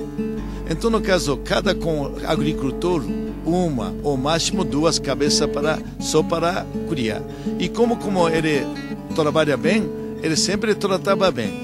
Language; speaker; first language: Portuguese; non-native, learner; Japanese